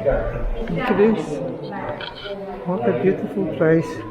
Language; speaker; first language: English; non-native, fluent; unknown